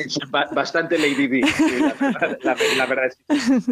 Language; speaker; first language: Spanish; native; Spanish